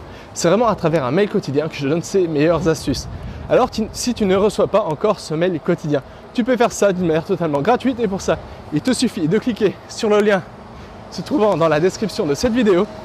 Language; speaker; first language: French; native; French